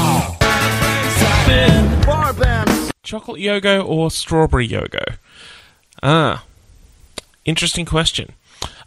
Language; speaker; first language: English; native; English